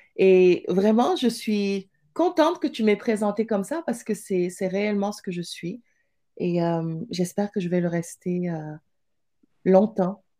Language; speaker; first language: French; non-native, local second language; Wolof